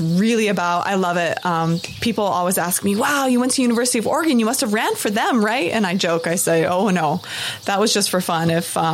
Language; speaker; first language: English; native; English